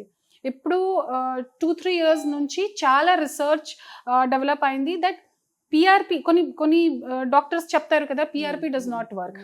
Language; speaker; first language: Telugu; non-native, fluent; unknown